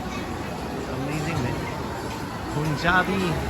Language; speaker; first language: English; native; English